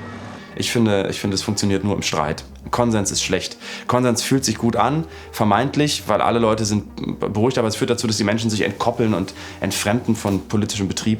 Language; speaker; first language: German; native; German